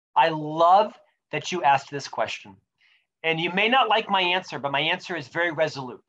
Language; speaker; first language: English; native; English